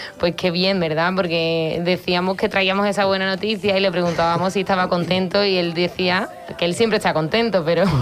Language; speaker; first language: Spanish; native; Spanish